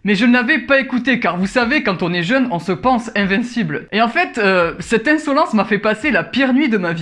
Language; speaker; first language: French; native; French